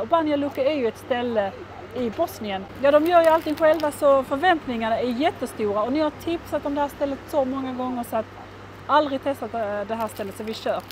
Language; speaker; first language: Swedish; native; Swedish